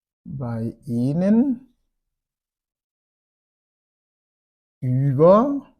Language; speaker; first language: German; non-native, fluent; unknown